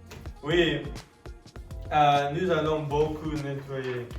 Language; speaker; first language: French; non-native, learner; English